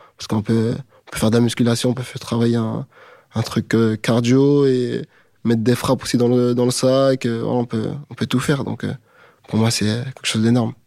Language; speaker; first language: French; native; French